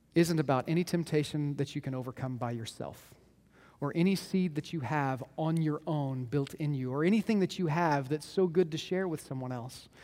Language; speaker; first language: English; native; English